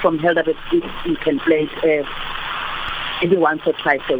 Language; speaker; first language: English; non-native, local second language; Afrikaans